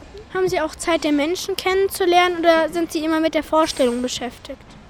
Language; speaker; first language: German; native; German